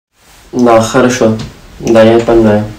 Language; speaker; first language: Russian; non-native, learner; English